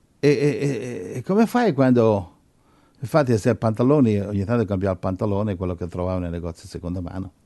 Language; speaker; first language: Italian; non-native, fluent; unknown